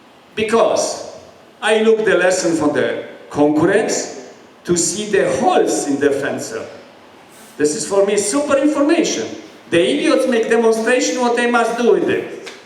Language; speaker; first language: English; non-native, learner; Polish